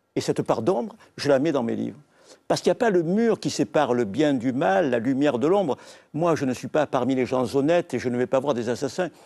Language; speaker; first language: French; native; French